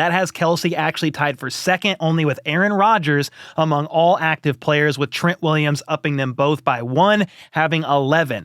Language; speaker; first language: English; native; English